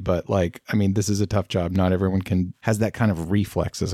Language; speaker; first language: English; native; English